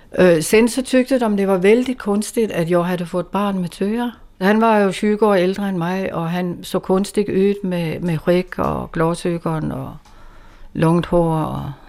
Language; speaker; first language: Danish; native; Danish